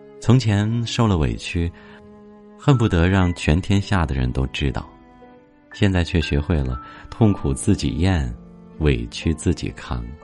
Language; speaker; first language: Chinese; native; Chinese